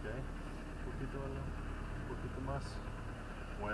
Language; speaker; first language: Spanish; non-native, learner; English